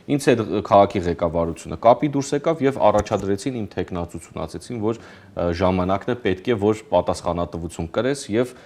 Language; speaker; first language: Armenian; early bilingual, heritage; Armenian